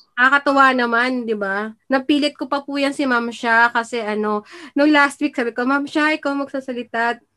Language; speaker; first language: Filipino; native; Filipino